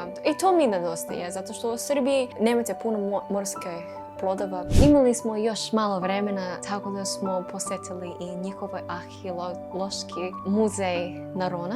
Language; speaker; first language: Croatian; non-native, learner; English